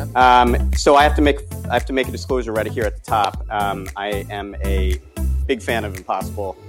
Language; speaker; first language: English; native; English